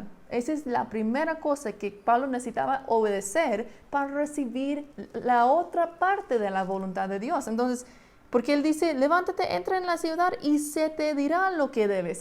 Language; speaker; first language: Spanish; non-native, fluent; English